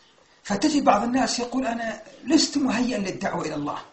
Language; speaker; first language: Arabic; native; Arabic